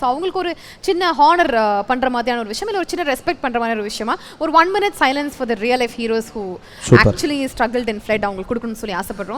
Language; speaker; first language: Tamil; native; Tamil